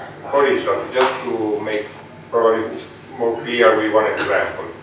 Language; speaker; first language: English; non-native, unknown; Italian